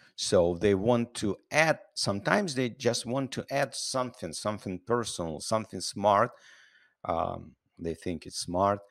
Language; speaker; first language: English; non-native, fluent; Russian